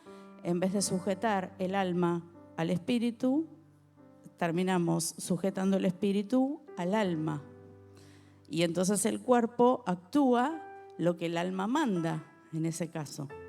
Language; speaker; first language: Spanish; native; Spanish